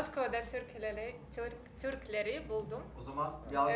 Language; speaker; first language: Turkish; non-native, learner; Russian